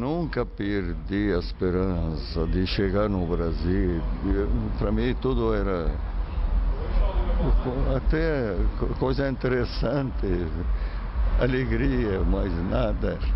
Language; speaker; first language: Portuguese; non-native, fluent; Arabic